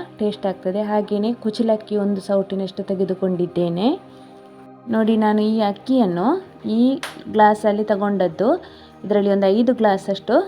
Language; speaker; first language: Kannada; non-native, local second language; Tulu